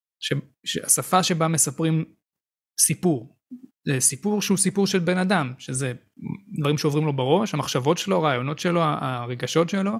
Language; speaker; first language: Hebrew; native; Hebrew